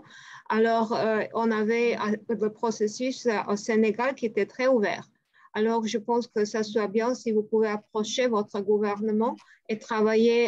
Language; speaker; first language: French; non-native, fluent; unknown